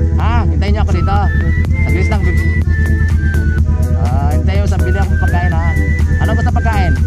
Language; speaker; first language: Filipino; non-native, local second language; Cebuano